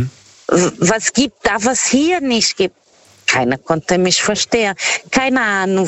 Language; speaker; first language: German; non-native, fluent; Portuguese